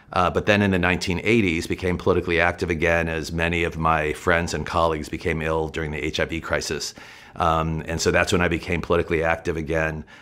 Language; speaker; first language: English; native; English